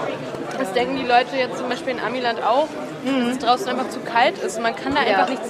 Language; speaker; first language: German; non-native, fluent; English